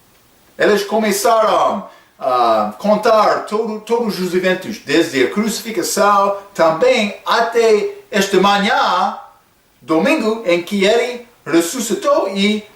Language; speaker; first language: Portuguese; non-native, fluent; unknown